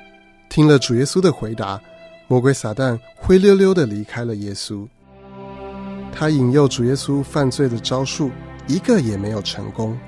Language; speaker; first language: Chinese; native; Chinese